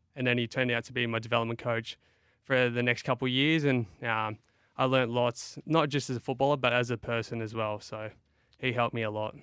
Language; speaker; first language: English; native; English